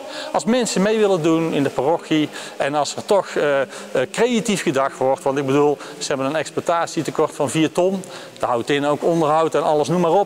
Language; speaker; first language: Dutch; native; Dutch